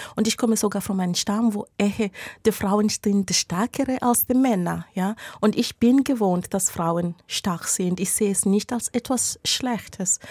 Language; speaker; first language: German; non-native, fluent; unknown